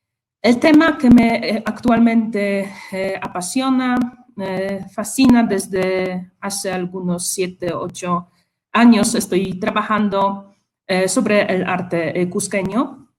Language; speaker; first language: Spanish; non-native, fluent; Polish